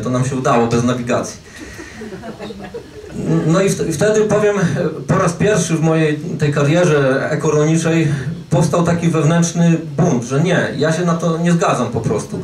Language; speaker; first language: Polish; native; Polish